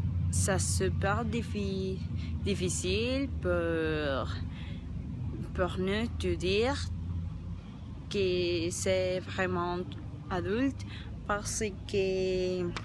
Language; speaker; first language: French; non-native, learner; Spanish